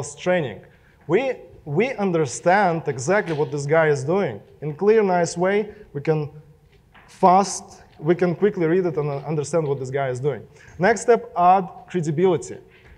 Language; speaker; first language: English; non-native, fluent; Russian